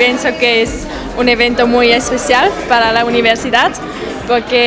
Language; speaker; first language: Spanish; non-native, learner; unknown